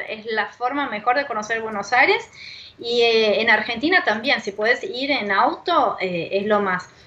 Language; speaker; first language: Spanish; non-native, fluent; Portuguese